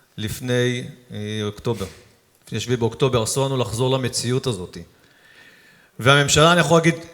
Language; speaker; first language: Hebrew; native; Hebrew